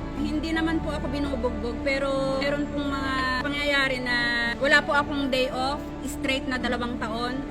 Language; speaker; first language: Filipino; native; Filipino